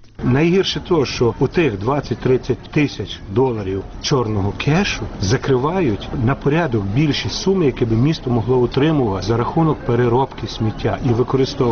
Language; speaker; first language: Ukrainian; native; Ukrainian